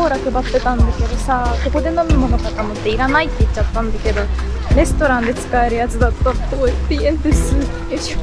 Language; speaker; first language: Japanese; native; Japanese